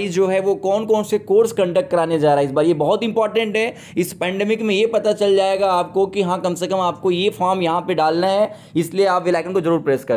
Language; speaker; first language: Hindi; native; Hindi